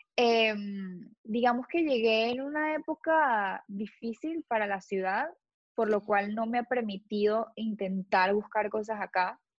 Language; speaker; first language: Spanish; native; Spanish